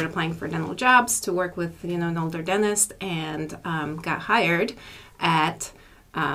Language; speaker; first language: English; non-native, fluent; Polish